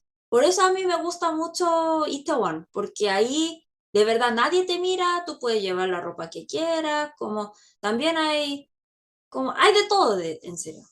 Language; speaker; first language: Spanish; non-native, fluent; Korean